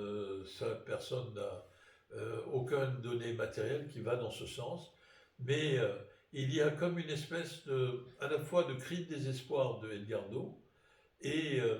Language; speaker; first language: French; native; French